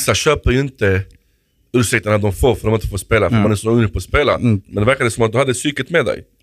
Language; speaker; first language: Swedish; native; Swedish